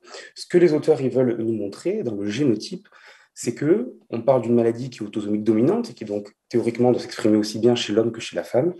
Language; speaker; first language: French; native; French